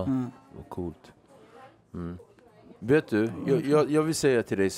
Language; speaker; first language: Swedish; native; Swedish